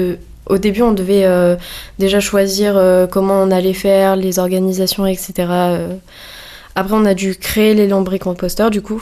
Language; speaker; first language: French; native; French